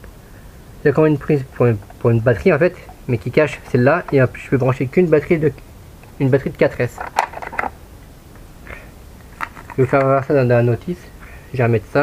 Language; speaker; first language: French; native; French